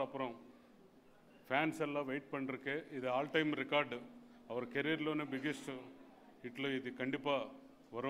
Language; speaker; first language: Tamil; non-native, learner; Telugu